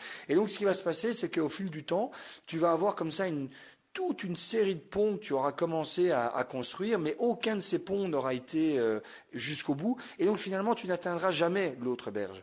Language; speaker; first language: French; native; French